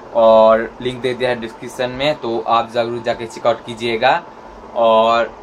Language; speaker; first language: Hindi; non-native, local second language; Bangla